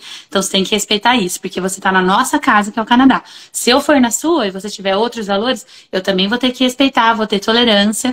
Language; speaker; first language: Portuguese; native; Portuguese